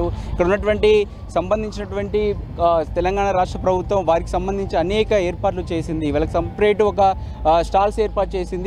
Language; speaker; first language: Telugu; native; Telugu